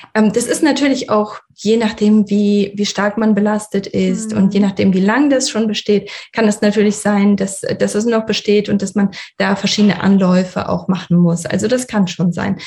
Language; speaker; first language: German; early bilingual, other home language; Russian